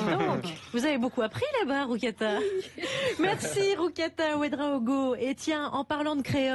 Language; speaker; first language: French; native; French